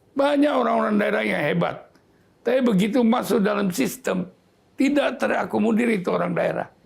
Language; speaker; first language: Indonesian; native; Indonesian